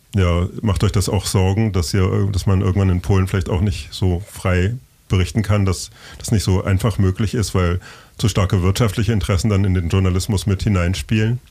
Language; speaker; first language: German; native; German